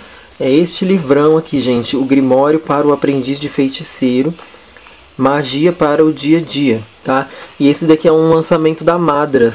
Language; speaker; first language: Portuguese; native; Portuguese